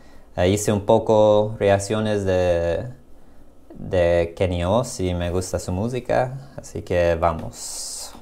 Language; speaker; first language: Spanish; non-native, learner; English